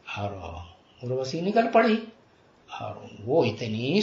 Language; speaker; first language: Hindi; native; Hindi